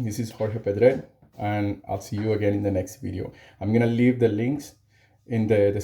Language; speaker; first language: English; non-native, fluent; Spanish